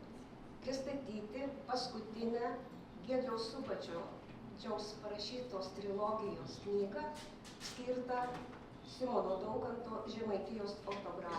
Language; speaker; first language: Lithuanian; native; Lithuanian